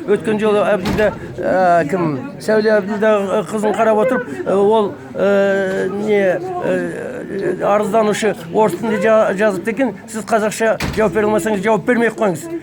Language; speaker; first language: Kazakh; native; Kazakh